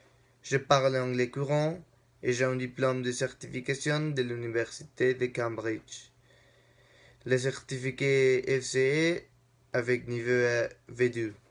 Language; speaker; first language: French; non-native, learner; Spanish